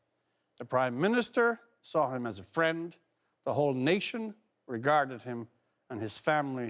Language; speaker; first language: English; native; English